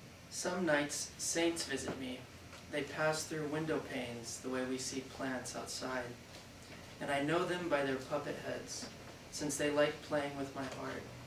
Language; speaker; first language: English; native; English